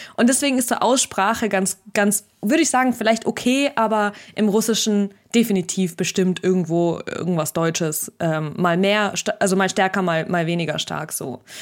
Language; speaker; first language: German; early bilingual, other home language; Russian